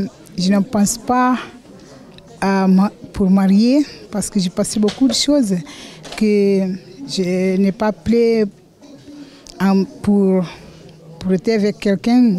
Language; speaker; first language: French; non-native, learner; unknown